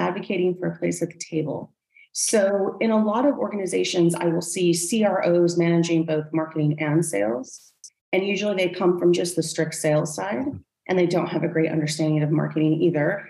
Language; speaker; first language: English; native; English